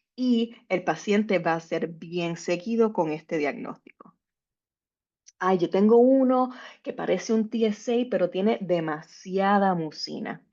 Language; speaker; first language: Spanish; native; Spanish